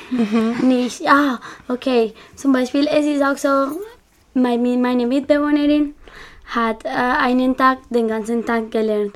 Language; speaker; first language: German; non-native, learner; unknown